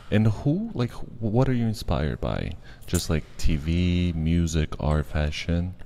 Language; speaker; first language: English; non-native, fluent; Portuguese